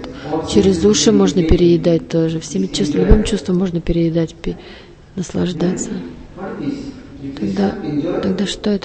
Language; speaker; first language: Russian; non-native, learner; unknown